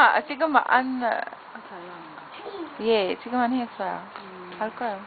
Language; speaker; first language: Korean; non-native, learner; English